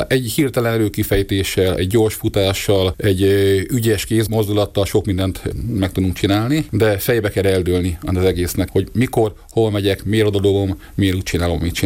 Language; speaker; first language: Hungarian; native; Hungarian